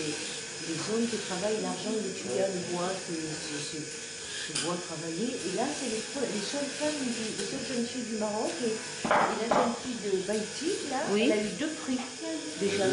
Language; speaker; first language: French; native; French